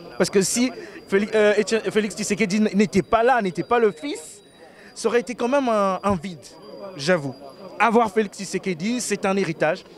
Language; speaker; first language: French; non-native, local second language; Lingala